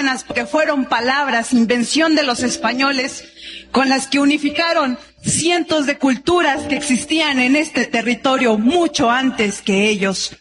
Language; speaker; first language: Spanish; non-native, local second language; Zapotec